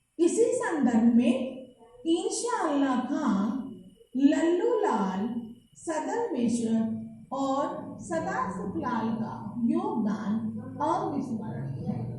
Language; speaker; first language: Hindi; native; Hindi